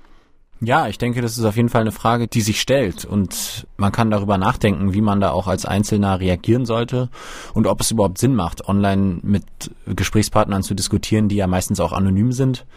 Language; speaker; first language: German; native; German